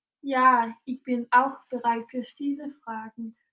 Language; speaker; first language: German; non-native, fluent; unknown